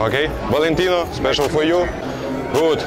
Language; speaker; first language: English; non-native, learner; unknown